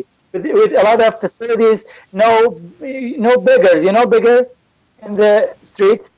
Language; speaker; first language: English; non-native, learner; Persian